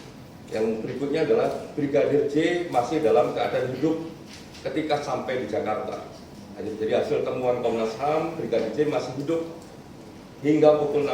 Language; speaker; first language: Indonesian; native; Indonesian